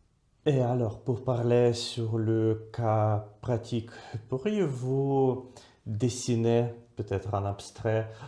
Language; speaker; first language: French; non-native, fluent; Russian